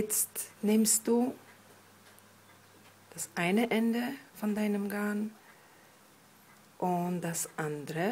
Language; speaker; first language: German; non-native, fluent; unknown